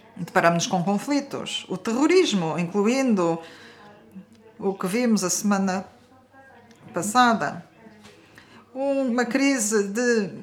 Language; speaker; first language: Portuguese; non-native, fluent; Norwegian